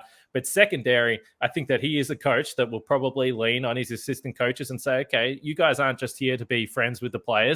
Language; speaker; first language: English; native; English